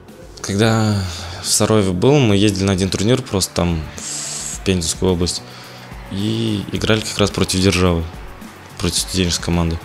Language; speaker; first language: Russian; native; Russian